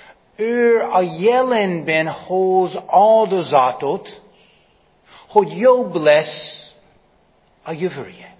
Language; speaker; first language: Hungarian; non-native, fluent; English